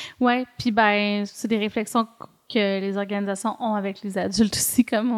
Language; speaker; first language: French; native; French